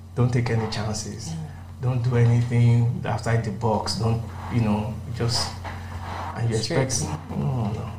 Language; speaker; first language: English; non-native, local second language; Yoruba